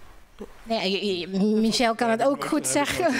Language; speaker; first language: Dutch; non-native, fluent; Indonesian